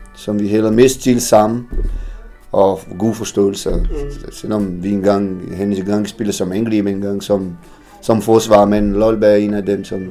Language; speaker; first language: Danish; non-native, fluent; Portuguese